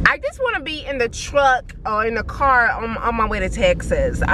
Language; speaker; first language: English; native; English